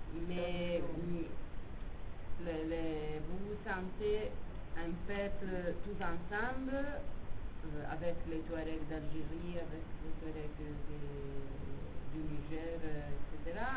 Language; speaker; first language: French; non-native, fluent; Italian